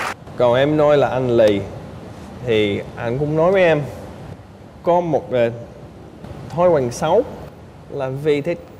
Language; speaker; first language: Vietnamese; non-native, fluent; English